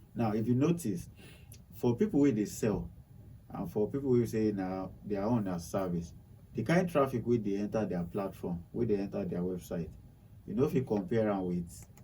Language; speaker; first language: Nigerian Pidgin; non-native, local second language; Yoruba